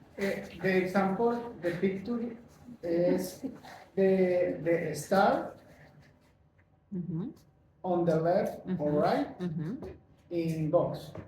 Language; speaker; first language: English; non-native, learner; Spanish